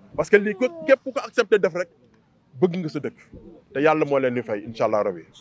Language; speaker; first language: Wolof; native; Wolof